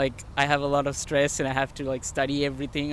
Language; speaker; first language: English; non-native, local second language; Sinhala